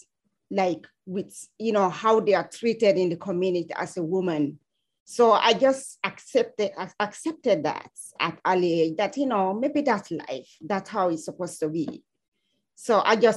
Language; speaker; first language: English; non-native, local second language; Fula